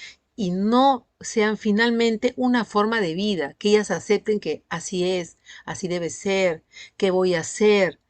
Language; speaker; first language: Spanish; native; Spanish